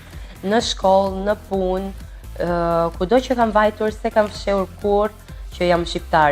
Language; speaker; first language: Albanian; early bilingual, heritage; Albanian